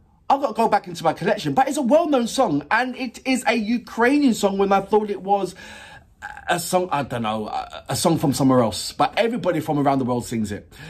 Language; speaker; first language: English; native; English